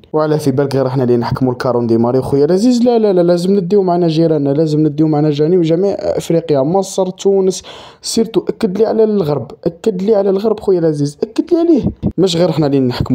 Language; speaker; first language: Arabic; native; Arabic